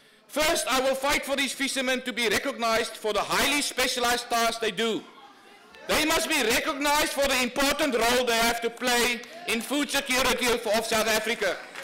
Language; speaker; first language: English; non-native, local second language; Afrikaans